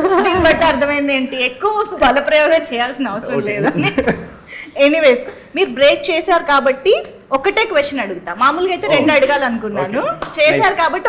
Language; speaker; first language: Telugu; native; Telugu